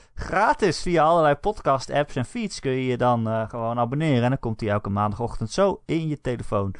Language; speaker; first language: Dutch; native; Dutch